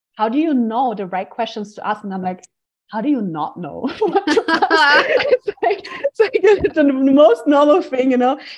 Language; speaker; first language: English; non-native, fluent; German